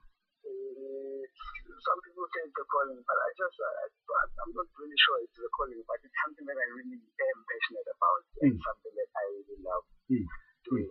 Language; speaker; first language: English; non-native, local second language; Zulu